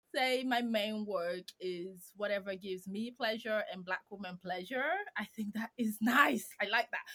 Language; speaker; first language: English; non-native, fluent; Greek